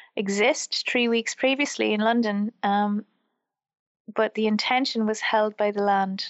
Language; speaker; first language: English; native; English